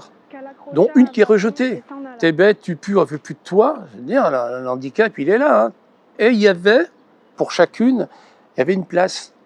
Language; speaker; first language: French; native; French